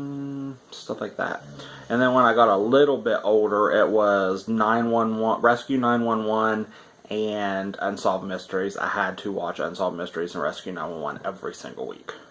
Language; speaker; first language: English; native; English